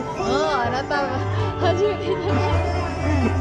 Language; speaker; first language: Japanese; non-native, learner; Filipino